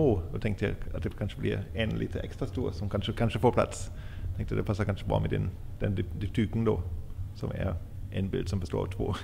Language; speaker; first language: Swedish; native; Swedish